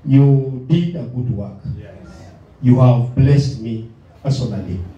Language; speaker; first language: English; non-native, local second language; Swahili